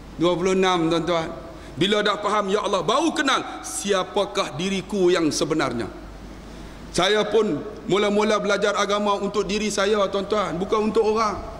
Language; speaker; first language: Malay; native; Malay